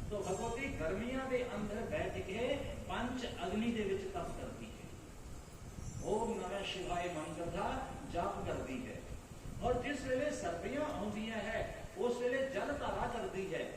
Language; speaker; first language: Hindi; non-native, local second language; Punjabi